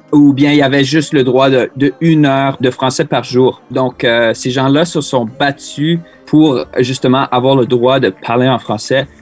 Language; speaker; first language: French; native; French